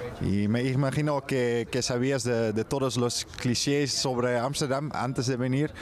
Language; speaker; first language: Spanish; non-native, fluent; Dutch